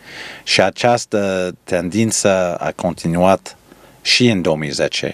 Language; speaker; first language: Romanian; early bilingual, heritage; Romanian